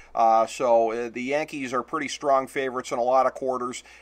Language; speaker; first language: English; native; English